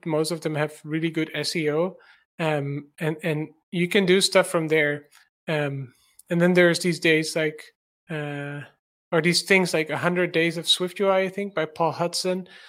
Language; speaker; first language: English; non-native, fluent; Dutch